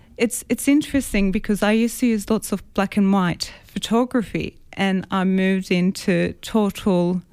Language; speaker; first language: English; non-native, fluent; Greek